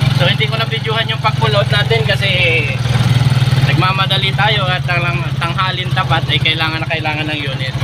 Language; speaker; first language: Filipino; native; Filipino